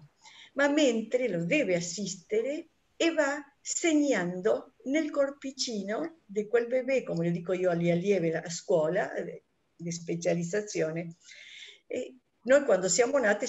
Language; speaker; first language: Italian; non-native, fluent; Spanish